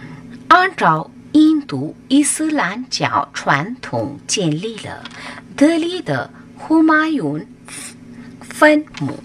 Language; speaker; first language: Chinese; non-native, fluent; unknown